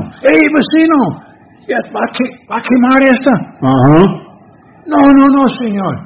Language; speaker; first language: Spanish; non-native, learner; English